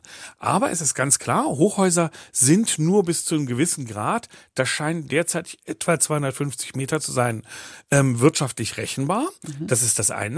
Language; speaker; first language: German; native; German